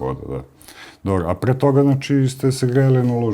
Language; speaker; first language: Bosnian; native; Bosnian